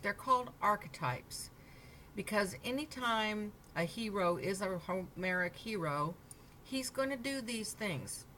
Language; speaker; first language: English; native; English